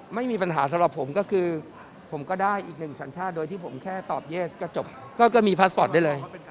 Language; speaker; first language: Thai; native; Thai